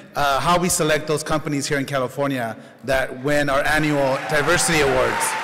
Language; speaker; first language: English; native; English